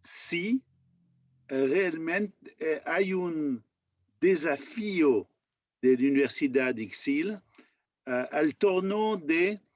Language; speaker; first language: Spanish; non-native, learner; French